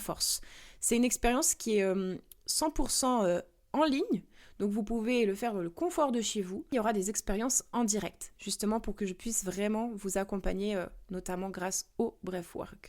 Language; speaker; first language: French; native; French